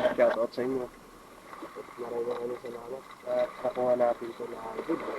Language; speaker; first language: Filipino; native; Filipino